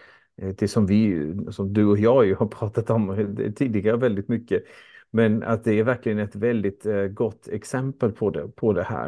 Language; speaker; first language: Swedish; native; Swedish